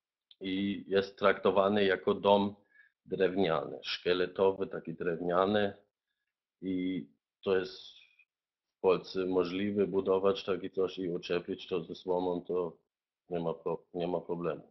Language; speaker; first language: Polish; non-native, fluent; German